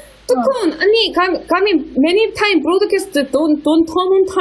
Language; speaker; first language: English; non-native, learner; Korean